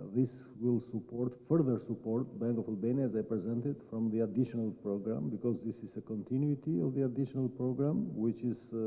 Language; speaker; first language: English; non-native, fluent; Albanian